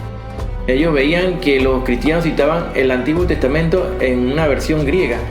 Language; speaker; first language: Spanish; native; Spanish